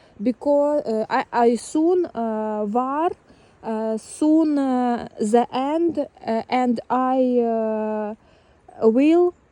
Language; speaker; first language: English; non-native, learner; Ukrainian